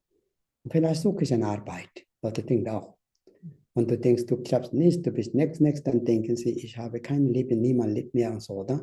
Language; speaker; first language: German; non-native, learner; Tibetan